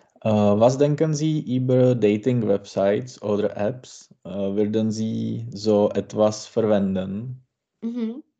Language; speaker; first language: German; non-native, learner; Czech